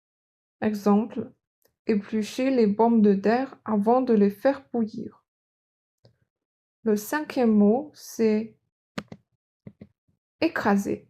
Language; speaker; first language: French; non-native, fluent; Chinese